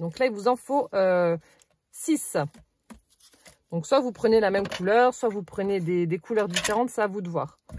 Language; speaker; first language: French; native; French